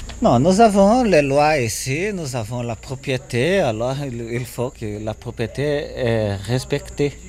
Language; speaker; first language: French; non-native, fluent; Portuguese